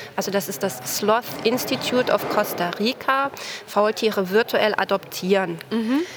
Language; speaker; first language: German; native; German